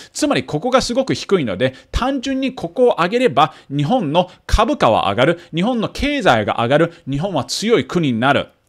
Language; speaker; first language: Japanese; early bilingual, heritage; Japanese